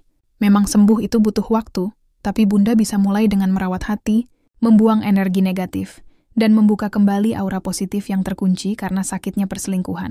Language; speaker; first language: Indonesian; native; Indonesian